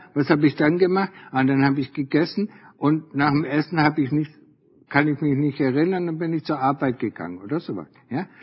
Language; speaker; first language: German; native; German